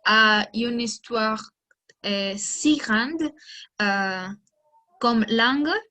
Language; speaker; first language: French; non-native, learner; Spanish